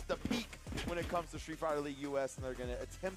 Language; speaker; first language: English; native; English